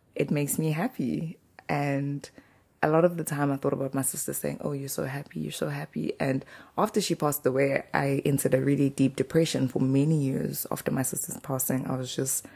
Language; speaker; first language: English; non-native, local second language; Zulu